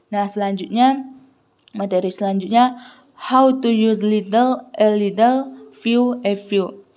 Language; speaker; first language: English; non-native, learner; Indonesian